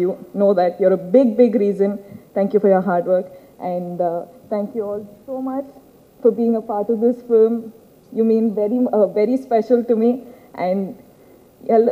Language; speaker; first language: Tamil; non-native, learner; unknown